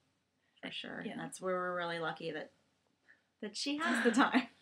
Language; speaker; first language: English; native; English